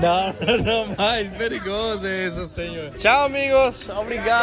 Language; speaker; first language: Portuguese; non-native, learner; English